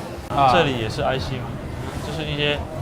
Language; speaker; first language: Chinese; native; Chinese